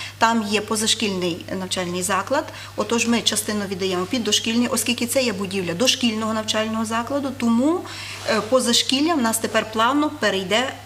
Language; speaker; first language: Ukrainian; native; Ukrainian